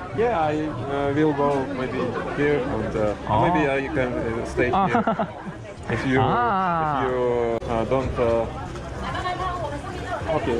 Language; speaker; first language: English; non-native, learner; Chinese